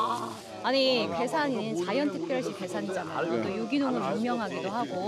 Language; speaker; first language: Korean; native; Korean